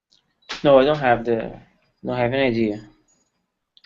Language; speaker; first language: English; non-native, learner; Portuguese